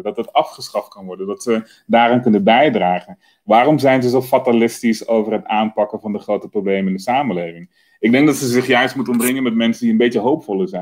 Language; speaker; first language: Dutch; native; Dutch